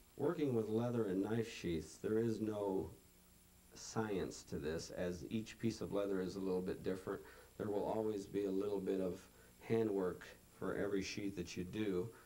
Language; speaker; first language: English; native; English